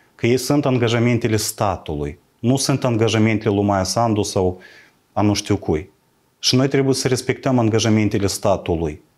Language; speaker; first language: Romanian; native; Romanian